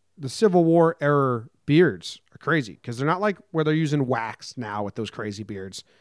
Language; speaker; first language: English; native; English